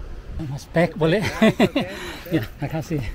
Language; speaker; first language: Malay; non-native, learner; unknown